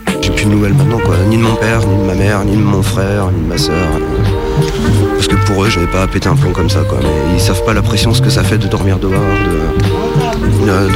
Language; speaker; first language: French; native; French